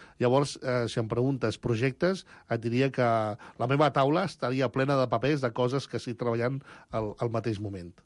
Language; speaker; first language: Catalan; early bilingual, other home language; Spanish